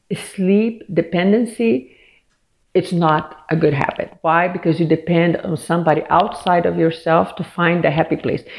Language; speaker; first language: English; non-native, fluent; Portuguese